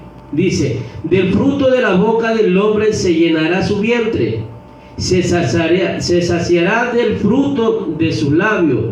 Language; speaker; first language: Spanish; native; Spanish